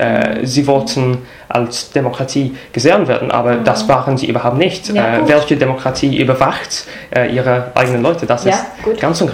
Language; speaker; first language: German; non-native, fluent; English